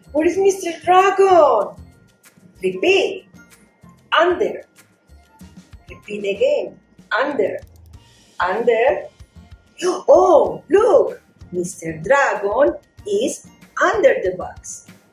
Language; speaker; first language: English; non-native, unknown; Spanish